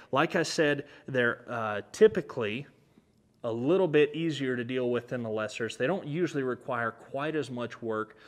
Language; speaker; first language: English; native; English